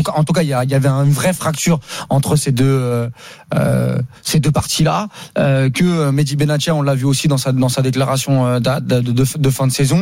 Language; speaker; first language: French; native; French